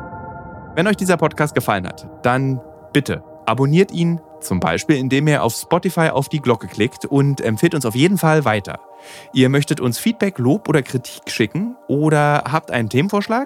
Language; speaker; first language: German; native; German